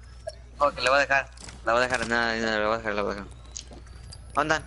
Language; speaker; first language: Spanish; early bilingual, heritage; Spanish